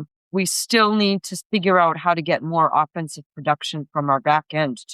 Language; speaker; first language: English; native; English